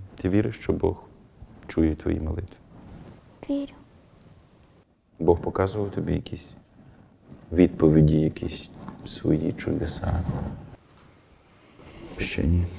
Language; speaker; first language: Ukrainian; native; Ukrainian